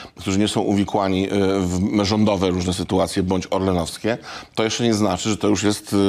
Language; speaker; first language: Polish; native; Polish